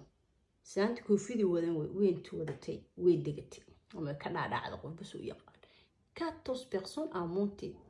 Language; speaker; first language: French; non-native, learner; Somali